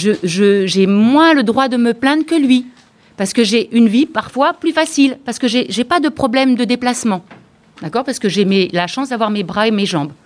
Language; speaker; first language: French; native; French